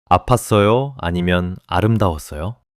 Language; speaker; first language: Korean; early bilingual, heritage; English